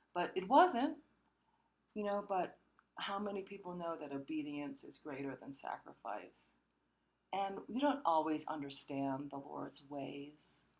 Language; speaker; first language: English; early bilingual, other home language; Korean